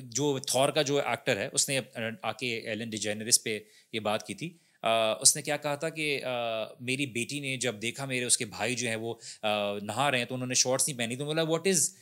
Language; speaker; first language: Urdu; native; Urdu